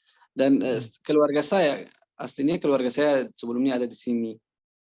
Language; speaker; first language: Indonesian; non-native, learner; Persian